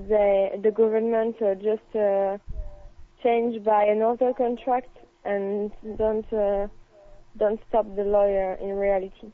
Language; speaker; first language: English; non-native, learner; French